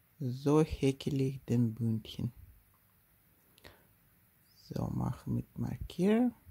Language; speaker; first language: German; non-native, learner; Russian